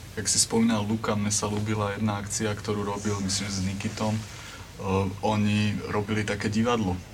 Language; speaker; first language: Slovak; native; Slovak